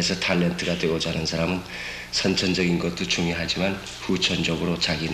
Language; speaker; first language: Korean; native; Korean